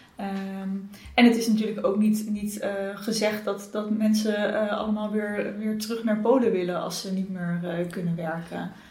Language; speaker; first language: Dutch; native; Dutch